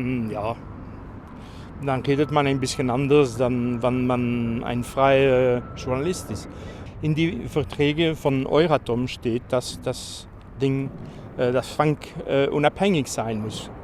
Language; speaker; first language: German; non-native, fluent; French